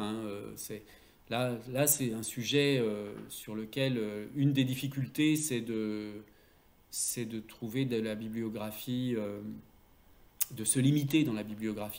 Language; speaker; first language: French; native; French